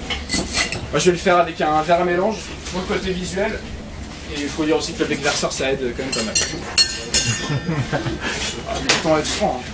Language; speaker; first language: French; non-native, fluent; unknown